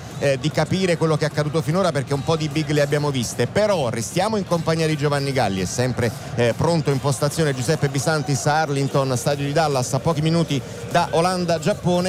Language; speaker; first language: Italian; native; Italian